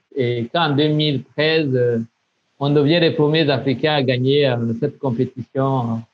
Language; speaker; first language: French; non-native, local second language; Rundi